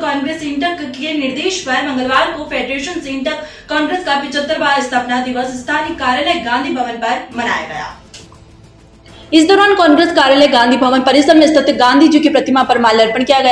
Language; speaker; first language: Hindi; native; Hindi